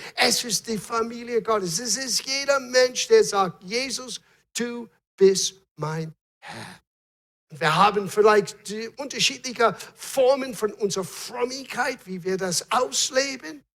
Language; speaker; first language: German; non-native, fluent; English